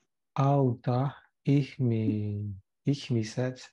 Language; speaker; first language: Finnish; non-native, learner; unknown